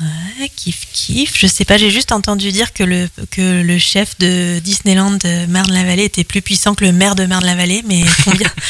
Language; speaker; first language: French; native; French